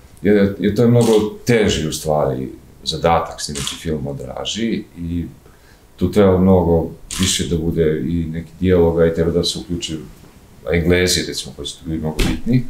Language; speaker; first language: Croatian; native; Croatian